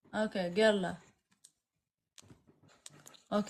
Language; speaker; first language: English; non-native, learner; Arabic